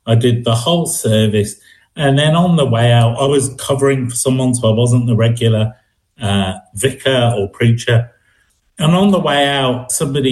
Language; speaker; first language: English; native; English